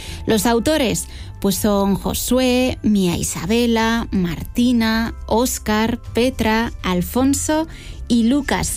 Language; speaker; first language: Spanish; native; Spanish